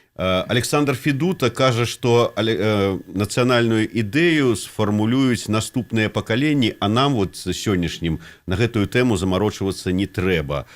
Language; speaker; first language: Belarusian; native; Belarusian